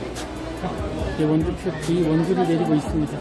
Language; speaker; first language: Korean; native; Korean